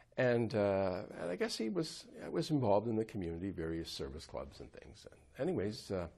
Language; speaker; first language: English; native; English